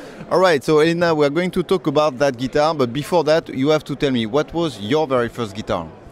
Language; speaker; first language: English; non-native, fluent; French